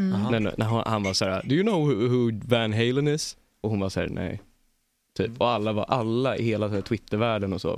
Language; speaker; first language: Swedish; native; Swedish